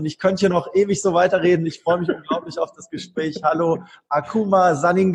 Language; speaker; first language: German; native; German